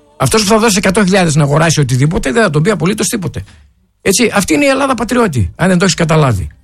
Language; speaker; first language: Greek; native; Greek